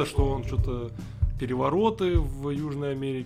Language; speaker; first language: Russian; native; Russian